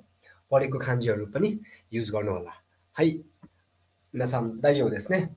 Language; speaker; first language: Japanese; non-native, fluent; Nepali